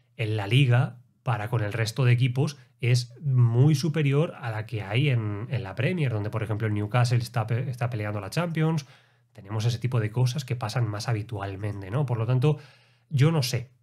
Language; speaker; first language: Spanish; native; Spanish